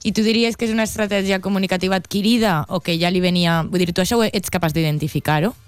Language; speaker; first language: Catalan; native; Catalan